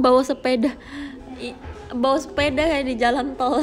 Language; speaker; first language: Indonesian; native; Indonesian